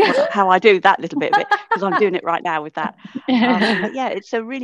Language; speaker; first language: English; native; English